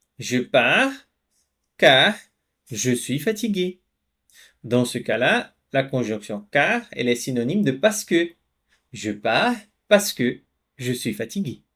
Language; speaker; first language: French; non-native, fluent; Portuguese